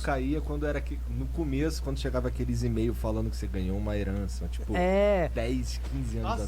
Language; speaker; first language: Portuguese; native; Portuguese